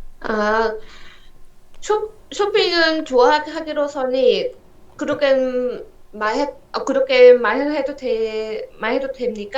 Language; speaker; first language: Korean; non-native, learner; Vietnamese